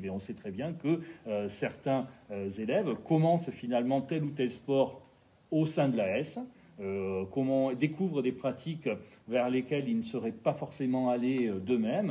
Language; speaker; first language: French; native; French